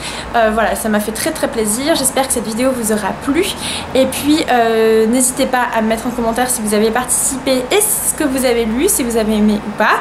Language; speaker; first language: French; native; French